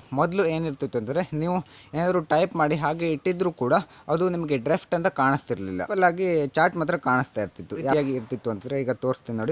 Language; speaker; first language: Kannada; native; Kannada